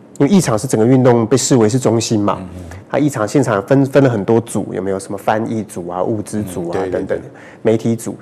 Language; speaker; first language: Chinese; native; Chinese